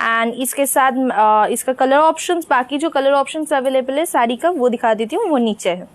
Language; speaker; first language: Hindi; non-native, local second language; Bangla